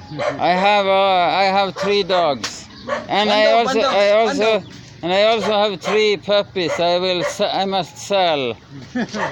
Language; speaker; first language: English; non-native, learner; Norwegian